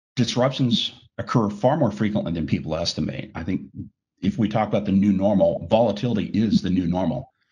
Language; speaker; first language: English; native; English